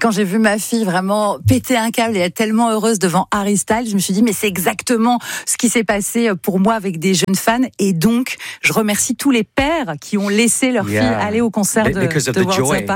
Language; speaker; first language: French; native; French